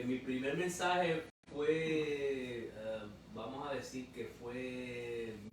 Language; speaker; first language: Spanish; native; Spanish